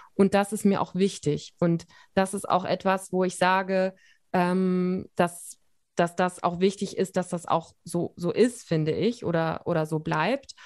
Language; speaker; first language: German; native; German